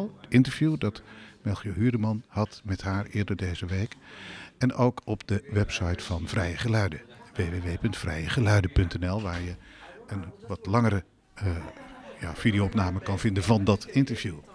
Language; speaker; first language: Dutch; native; Dutch